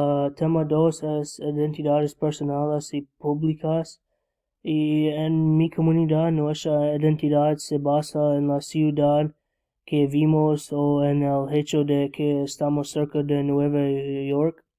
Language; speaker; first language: Spanish; non-native, learner; English